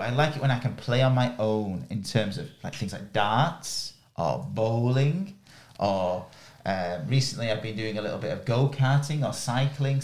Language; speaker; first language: English; native; English